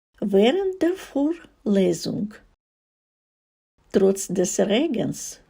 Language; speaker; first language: German; non-native, fluent; Ukrainian